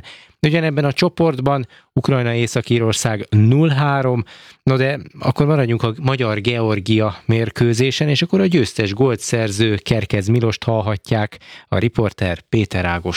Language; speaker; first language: Hungarian; native; Hungarian